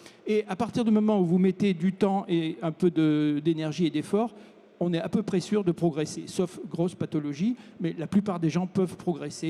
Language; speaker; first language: French; native; French